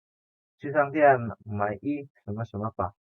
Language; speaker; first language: Chinese; non-native, fluent; Indonesian